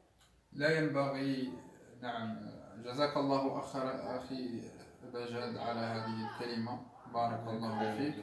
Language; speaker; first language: Arabic; native; Arabic